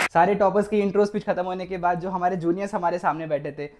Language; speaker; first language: Hindi; non-native, local second language; Marathi